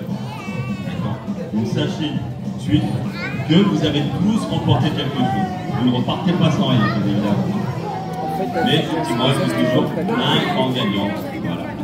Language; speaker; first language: French; native; French